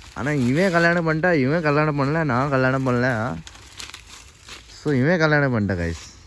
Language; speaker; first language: Tamil; non-native, learner; Nepali